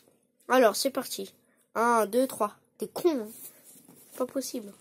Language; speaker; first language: French; native; French